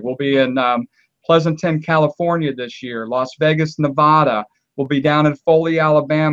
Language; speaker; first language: English; native; English